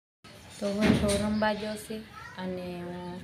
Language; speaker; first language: Gujarati; native; Gujarati